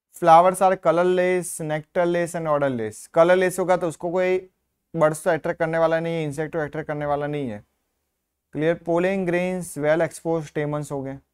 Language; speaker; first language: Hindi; non-native, local second language; Gujarati